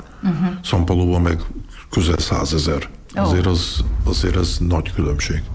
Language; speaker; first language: Hungarian; early bilingual, heritage; Hungarian